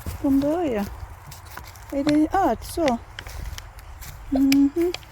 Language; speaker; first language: Swedish; non-native, learner; Thai